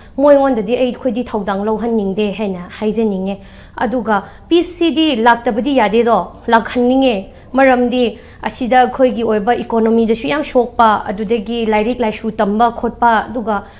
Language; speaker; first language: Manipuri; non-native, local second language; Tangkhul Naga (India)